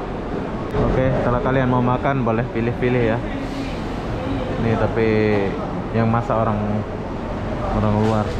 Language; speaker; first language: Indonesian; native; Indonesian